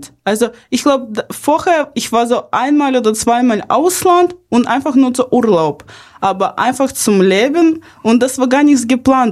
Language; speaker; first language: German; non-native, fluent; Ukrainian